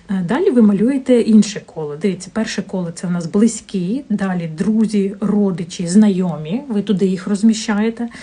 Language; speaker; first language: Ukrainian; non-native, local second language; Russian